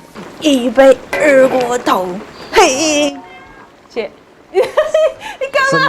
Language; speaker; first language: Chinese; native; Chinese